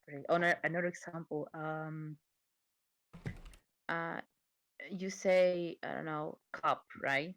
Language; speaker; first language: English; non-native, learner; Spanish